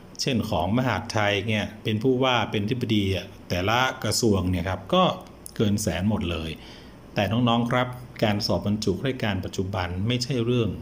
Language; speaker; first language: Thai; native; Thai